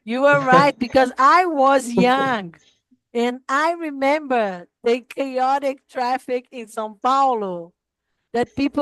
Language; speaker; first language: English; non-native, fluent; Portuguese